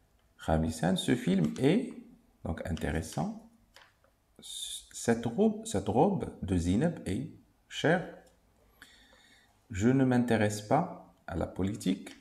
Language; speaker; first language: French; non-native, local second language; Arabic